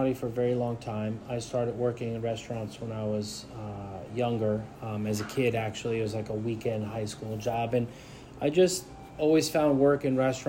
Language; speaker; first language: English; native; English